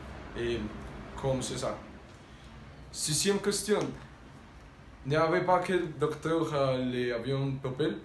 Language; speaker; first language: French; non-native, learner; Spanish